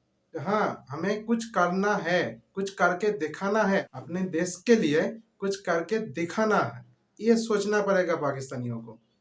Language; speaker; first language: Hindi; non-native, local second language; Bangla